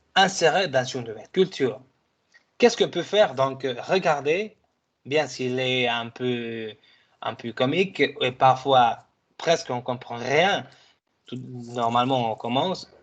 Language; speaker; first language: French; non-native, fluent; Spanish